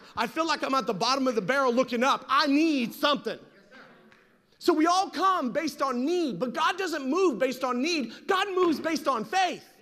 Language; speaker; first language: English; native; English